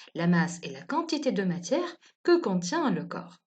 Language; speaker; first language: French; non-native, local second language; Arabic